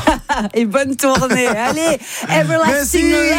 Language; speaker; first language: French; native; French